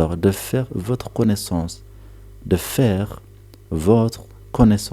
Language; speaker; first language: French; non-native, learner; Tigrinya